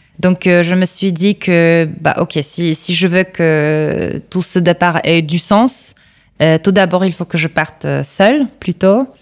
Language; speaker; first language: French; non-native, fluent; Polish